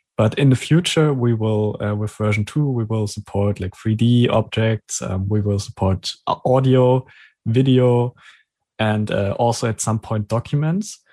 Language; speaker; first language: English; non-native, fluent; German